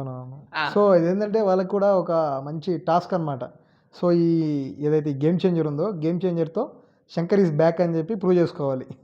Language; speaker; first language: Telugu; native; Telugu